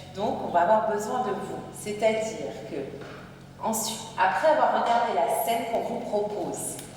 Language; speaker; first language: French; native; French